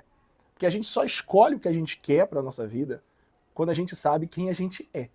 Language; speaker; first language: Portuguese; native; Portuguese